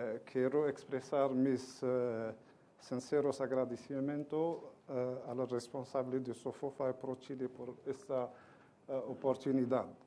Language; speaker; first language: Spanish; non-native, learner; Arabic